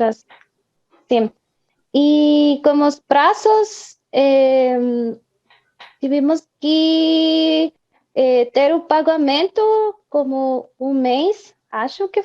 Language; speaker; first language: Portuguese; non-native, fluent; Spanish